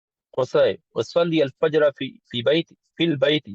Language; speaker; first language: Arabic; non-native, learner; English